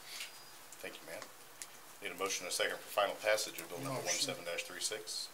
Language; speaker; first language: English; native; English